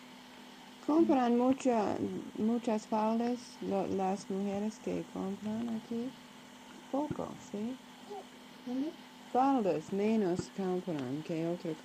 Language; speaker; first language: Spanish; non-native, learner; English